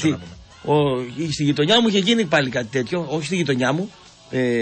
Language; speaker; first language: Greek; native; Greek